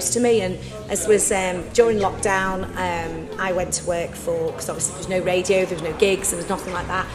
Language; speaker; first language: English; native; English